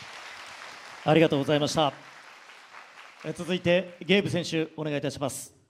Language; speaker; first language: Japanese; native; Japanese